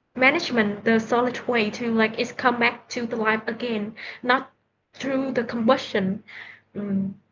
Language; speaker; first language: English; non-native, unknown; Vietnamese